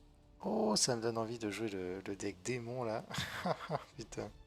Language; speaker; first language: French; native; French